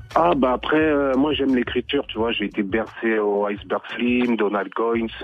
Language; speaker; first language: French; native; French